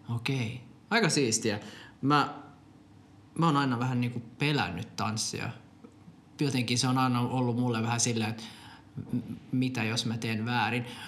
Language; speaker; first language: Finnish; non-native, local second language; Swedish